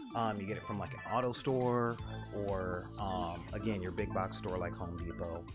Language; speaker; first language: English; native; English